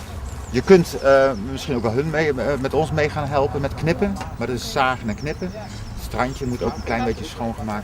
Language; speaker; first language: Dutch; native; Dutch